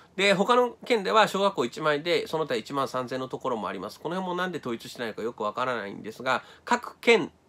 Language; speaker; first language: Japanese; native; Japanese